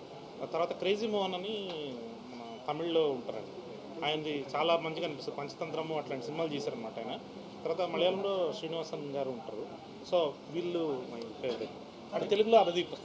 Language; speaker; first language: Telugu; native; Telugu